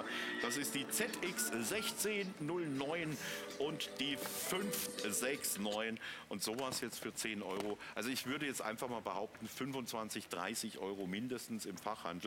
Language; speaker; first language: German; native; German